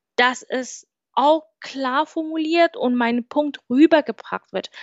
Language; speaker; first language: German; non-native, fluent; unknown